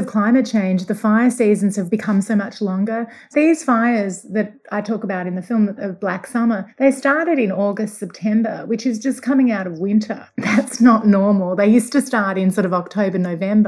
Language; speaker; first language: English; native; English